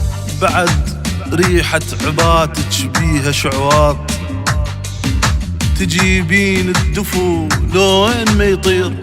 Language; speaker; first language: Arabic; native; Arabic